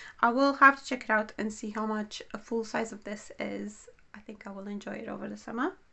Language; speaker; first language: English; non-native, fluent; Romanian